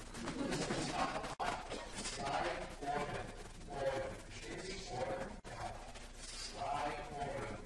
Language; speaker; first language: German; non-native, fluent; English